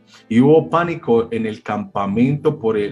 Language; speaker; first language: Spanish; native; Spanish